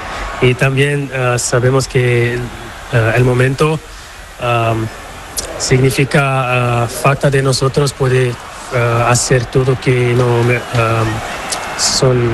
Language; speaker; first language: Spanish; non-native, learner; Portuguese